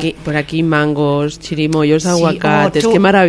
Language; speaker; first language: Spanish; native; Spanish